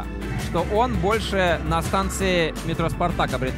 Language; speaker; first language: Russian; native; Russian